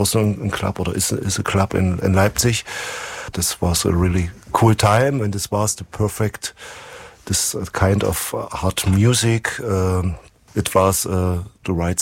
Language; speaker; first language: English; non-native, fluent; German